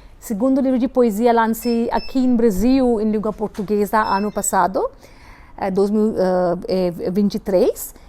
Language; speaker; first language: Portuguese; non-native, fluent; Hindi